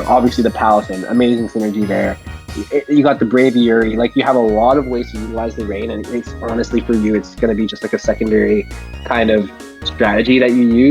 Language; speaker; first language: English; native; English